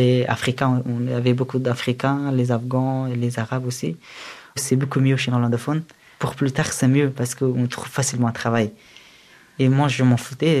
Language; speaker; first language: French; early bilingual, other home language; Persian